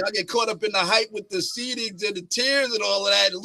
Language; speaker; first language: English; native; English